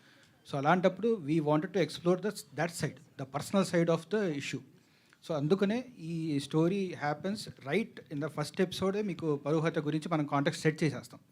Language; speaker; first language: Telugu; native; Telugu